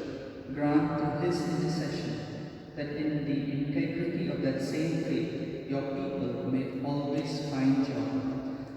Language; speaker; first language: English; non-native, local second language; Konkani